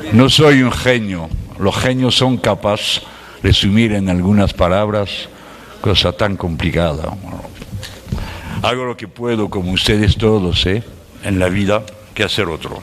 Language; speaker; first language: Spanish; non-native, fluent; French